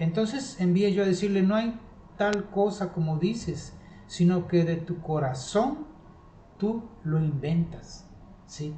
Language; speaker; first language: Spanish; native; Spanish